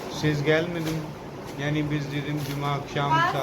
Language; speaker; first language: Turkish; non-native, learner; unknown